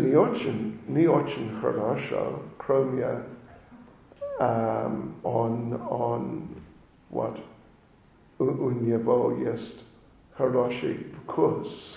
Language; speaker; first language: Russian; non-native, learner; English